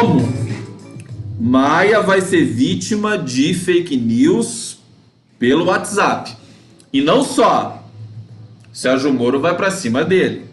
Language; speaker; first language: Portuguese; native; Portuguese